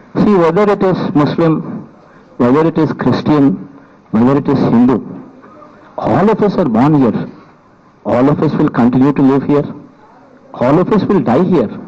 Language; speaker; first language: English; non-native, local second language; Telugu